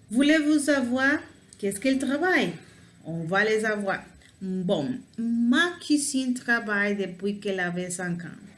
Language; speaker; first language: French; non-native, learner; Spanish